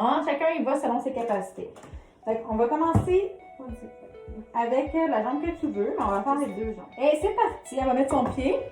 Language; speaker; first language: French; native; French